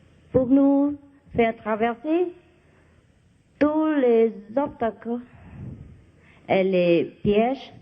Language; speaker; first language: French; non-native, fluent; Vietnamese